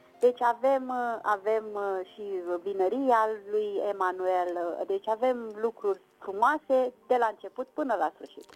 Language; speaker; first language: Romanian; native; Romanian